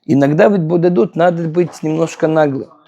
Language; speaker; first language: Russian; non-native, fluent; Hebrew